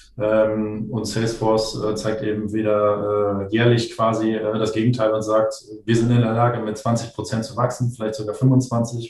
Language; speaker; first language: German; native; German